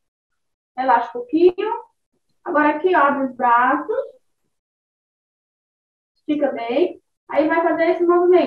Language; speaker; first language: Portuguese; native; Portuguese